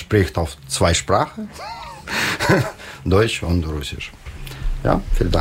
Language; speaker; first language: German; non-native, learner; Russian